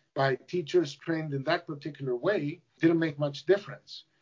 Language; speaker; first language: English; non-native, fluent; Spanish